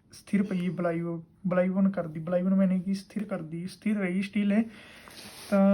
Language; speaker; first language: Hindi; non-native, local second language; Punjabi